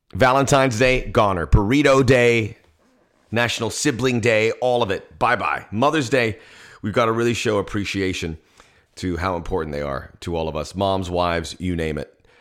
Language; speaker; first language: English; early bilingual, other home language; Spanish